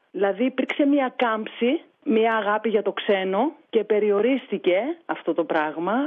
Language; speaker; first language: Greek; native; Greek